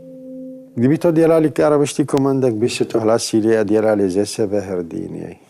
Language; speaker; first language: Czech; non-native, fluent; Arabic